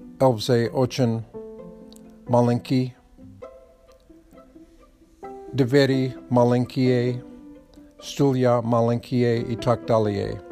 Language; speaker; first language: Russian; non-native, learner; Polish